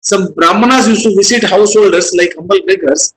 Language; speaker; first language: English; non-native, local second language; Hindi